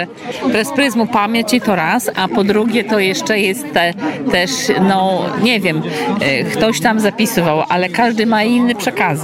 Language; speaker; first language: Polish; non-native, local second language; Belarusian